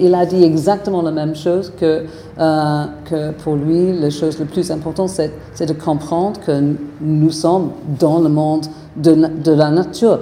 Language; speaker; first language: French; non-native, fluent; English